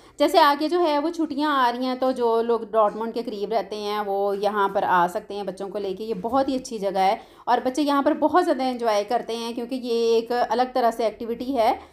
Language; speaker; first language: Urdu; non-native, local second language; Punjabi